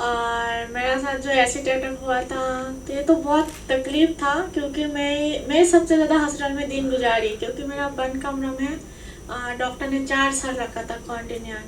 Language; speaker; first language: Hindi; non-native, local second language; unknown